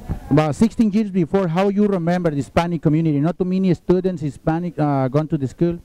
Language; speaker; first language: English; non-native, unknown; Spanish